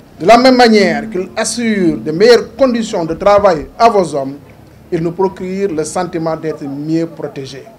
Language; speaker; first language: French; non-native, local second language; Wolof